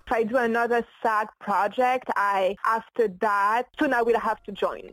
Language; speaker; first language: English; non-native, fluent; French